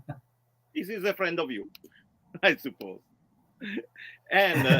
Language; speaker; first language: English; non-native, learner; Italian